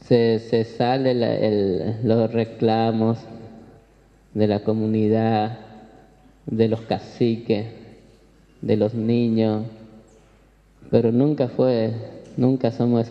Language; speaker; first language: Spanish; non-native, local second language; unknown